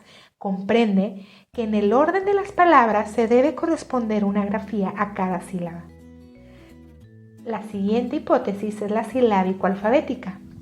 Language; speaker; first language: Spanish; native; Spanish